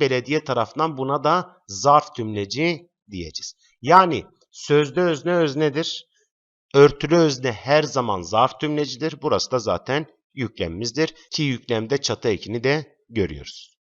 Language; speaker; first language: Turkish; native; Turkish